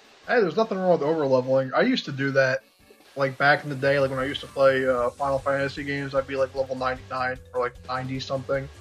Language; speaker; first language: English; native; English